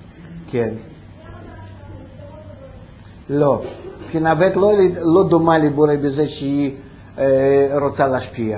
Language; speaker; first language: Hebrew; non-native, fluent; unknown